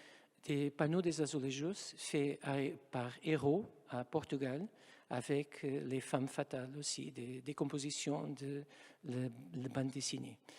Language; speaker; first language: French; non-native, fluent; Portuguese